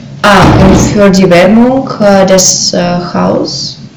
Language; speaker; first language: German; non-native, learner; Russian